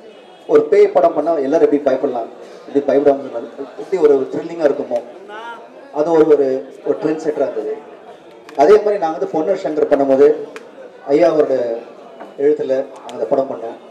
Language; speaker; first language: Tamil; native; Tamil